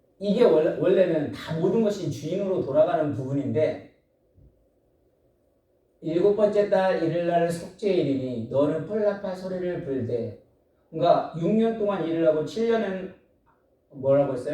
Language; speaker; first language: Korean; native; Korean